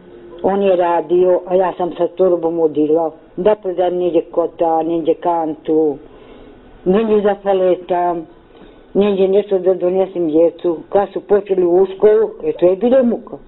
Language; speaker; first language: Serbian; non-native, local second language; Romany